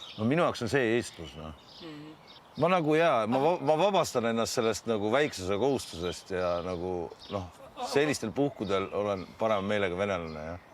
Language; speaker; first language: Estonian; non-native, local second language; Russian